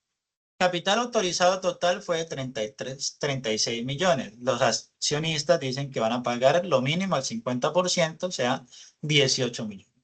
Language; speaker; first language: Spanish; native; Spanish